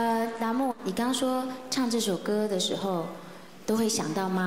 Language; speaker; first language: Chinese; native; Chinese